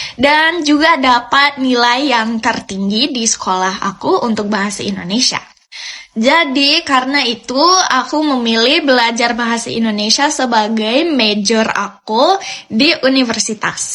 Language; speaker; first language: Indonesian; non-native, fluent; English